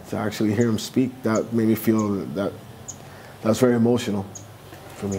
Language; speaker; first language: English; early bilingual, other home language; Spanish